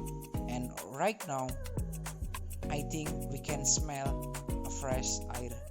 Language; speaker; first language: English; non-native, learner; Indonesian